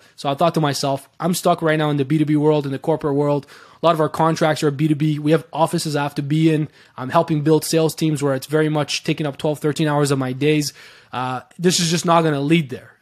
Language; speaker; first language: English; early bilingual, other home language; Persian